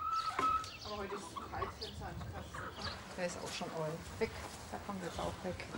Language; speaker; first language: German; native; German